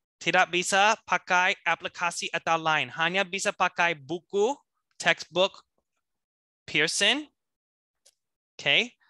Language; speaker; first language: Indonesian; non-native, fluent; English